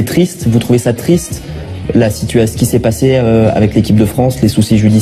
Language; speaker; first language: French; native; French